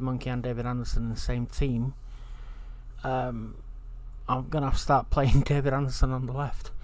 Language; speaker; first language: English; native; English